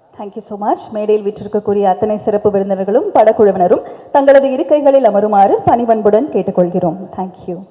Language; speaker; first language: Tamil; native; Tamil